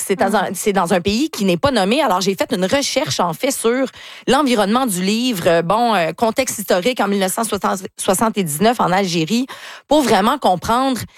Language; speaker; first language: French; native; French